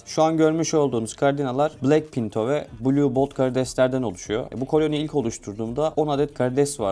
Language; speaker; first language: Turkish; native; Turkish